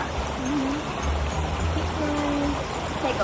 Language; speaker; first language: Korean; non-native, learner; English